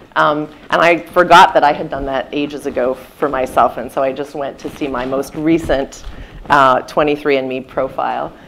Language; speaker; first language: English; native; English